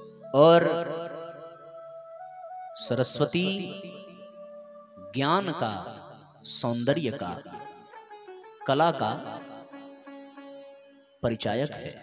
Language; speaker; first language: Hindi; native; Hindi